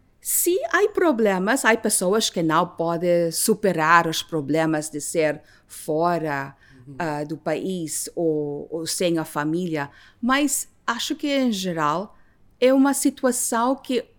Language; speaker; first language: Portuguese; non-native, learner; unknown